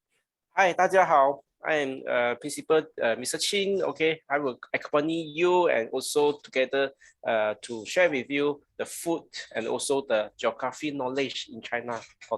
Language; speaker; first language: English; non-native, local second language; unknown